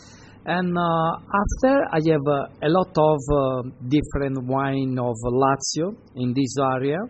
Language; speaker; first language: English; non-native, learner; Italian